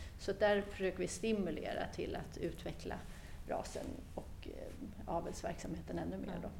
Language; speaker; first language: Swedish; native; Swedish